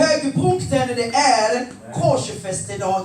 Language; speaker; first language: Swedish; non-native, fluent; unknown